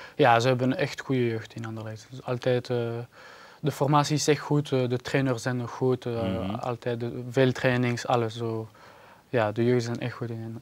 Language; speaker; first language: Dutch; non-native, learner; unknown